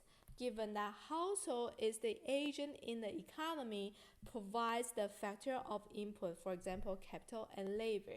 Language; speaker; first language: English; non-native, fluent; Chinese